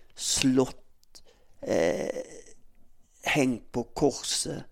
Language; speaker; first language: Norwegian; native; Norwegian